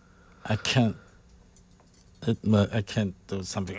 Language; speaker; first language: English; non-native, fluent; Malagasy